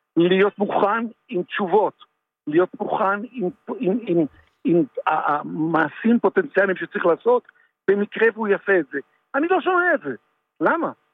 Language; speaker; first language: Hebrew; native; Hebrew